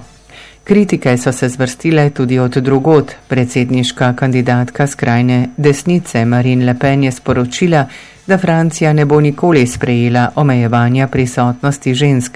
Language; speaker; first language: Slovenian; native; Slovenian